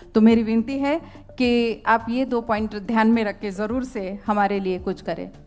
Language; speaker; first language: Hindi; non-native, local second language; Marathi